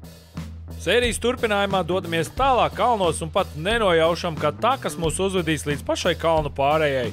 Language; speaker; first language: Latvian; native; Latvian